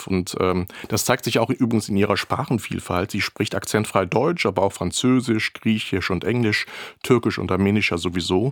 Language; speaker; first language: German; native; German